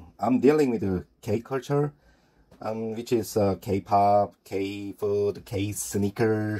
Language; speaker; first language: English; non-native, learner; Korean